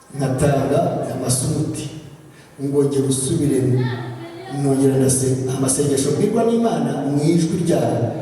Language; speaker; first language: Kinyarwanda; early bilingual, heritage; Kinyarwanda